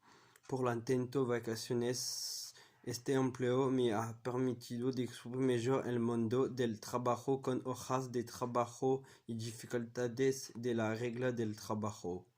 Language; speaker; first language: Spanish; non-native, learner; French